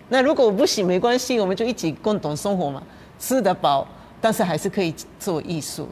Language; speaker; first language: Chinese; non-native, fluent; Japanese